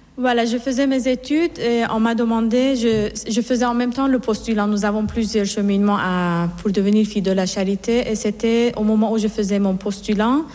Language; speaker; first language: French; non-native, fluent; Persian